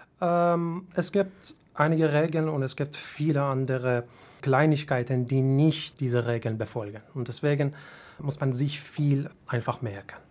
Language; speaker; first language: German; non-native, fluent; Persian